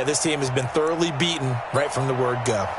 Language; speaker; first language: English; native; English